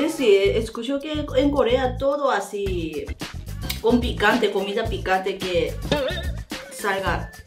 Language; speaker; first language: Spanish; non-native, learner; Korean